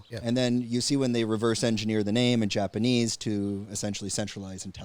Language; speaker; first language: English; native; English